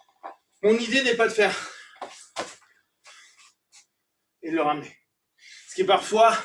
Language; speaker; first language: French; native; French